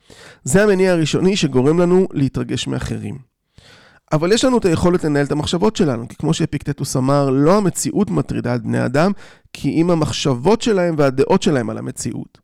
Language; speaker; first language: Hebrew; native; Hebrew